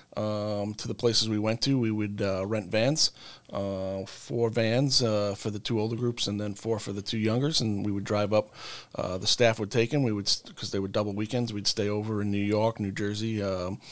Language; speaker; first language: English; native; English